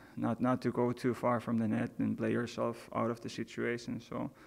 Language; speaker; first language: English; non-native, fluent; Finnish